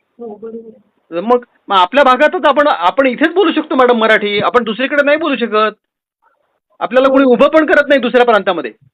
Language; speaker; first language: Marathi; native; Marathi